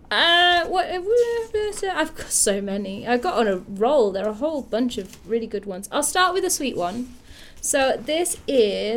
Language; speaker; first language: English; native; English